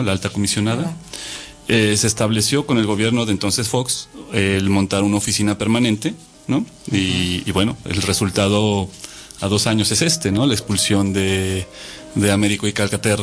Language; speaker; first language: Spanish; native; Spanish